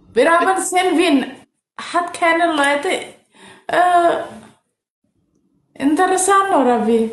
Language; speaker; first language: German; non-native, learner; Indonesian